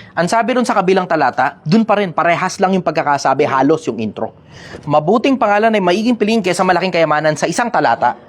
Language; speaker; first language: Filipino; native; Filipino